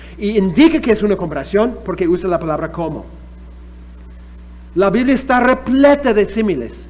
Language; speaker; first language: Spanish; non-native, fluent; English